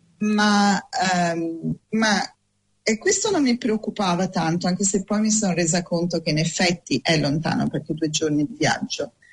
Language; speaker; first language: Italian; native; Italian